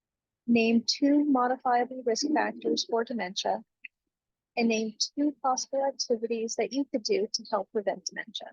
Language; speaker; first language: English; native; English